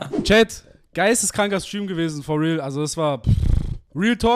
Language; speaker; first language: German; native; German